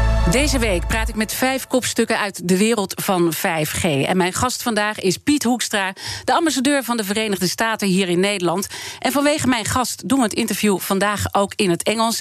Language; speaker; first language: Dutch; native; Dutch